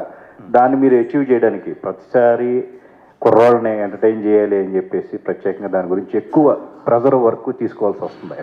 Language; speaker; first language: Telugu; native; Telugu